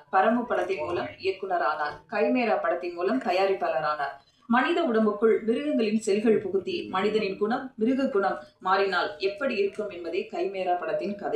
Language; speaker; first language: Tamil; native; Tamil